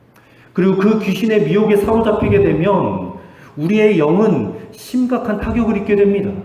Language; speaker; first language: Korean; native; Korean